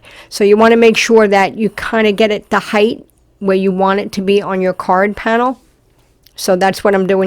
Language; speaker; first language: English; native; English